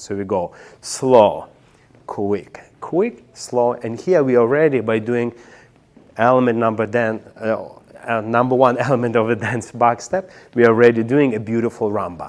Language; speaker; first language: English; non-native, fluent; Russian